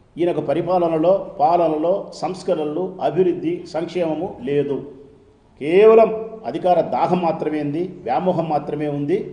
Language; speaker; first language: Telugu; native; Telugu